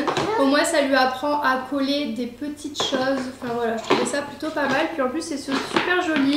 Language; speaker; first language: French; native; French